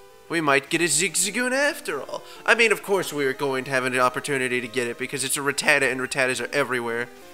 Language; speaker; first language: English; native; English